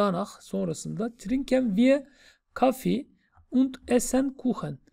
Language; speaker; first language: German; non-native, fluent; Turkish